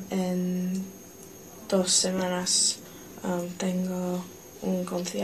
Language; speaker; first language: Spanish; non-native, learner; English